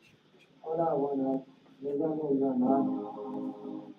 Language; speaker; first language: Spanish; non-native, learner; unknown